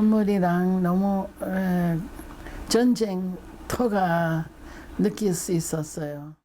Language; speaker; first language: Korean; non-native, fluent; English